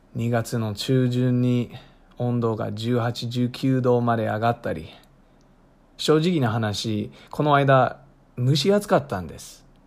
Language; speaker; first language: Japanese; non-native, fluent; English